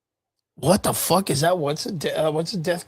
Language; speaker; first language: English; native; English